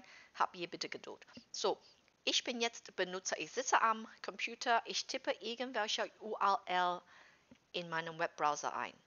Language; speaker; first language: German; non-native, fluent; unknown